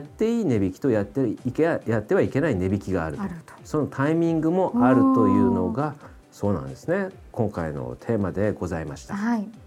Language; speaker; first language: Japanese; native; Japanese